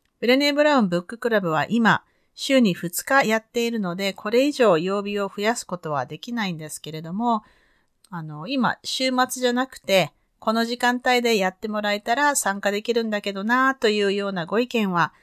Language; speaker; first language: Japanese; native; Japanese